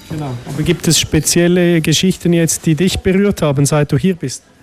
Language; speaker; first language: German; native; German